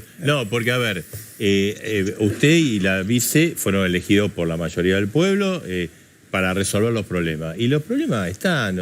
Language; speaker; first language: Spanish; native; Spanish